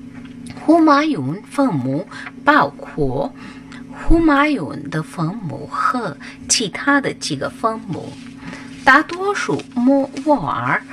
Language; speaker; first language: Chinese; non-native, fluent; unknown